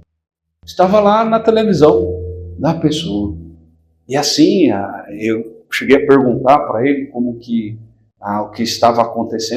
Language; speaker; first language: Portuguese; native; Portuguese